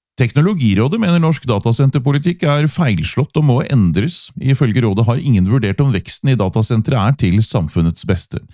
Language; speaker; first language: Norwegian; native; Norwegian